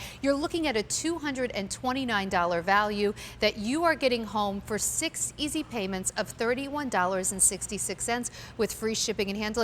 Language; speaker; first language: English; native; English